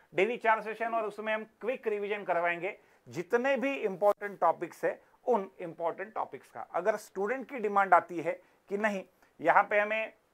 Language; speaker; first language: Hindi; non-native, local second language; Marathi